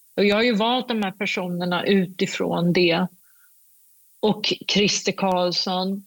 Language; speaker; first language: Swedish; native; Swedish